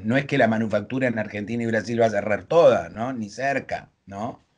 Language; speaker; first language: Spanish; native; Spanish